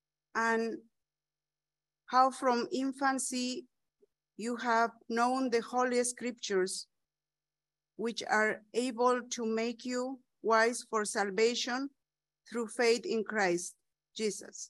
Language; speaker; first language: English; non-native, fluent; Spanish